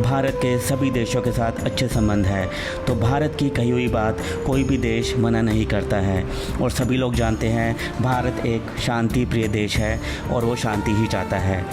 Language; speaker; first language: Hindi; native; Hindi